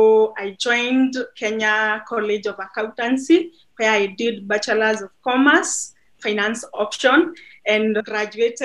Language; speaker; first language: English; non-native, local second language; Kikuyu